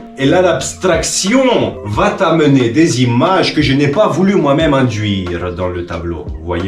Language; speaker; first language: French; non-native, fluent; Romanian